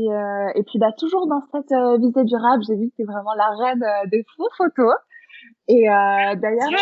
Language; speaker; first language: French; native; French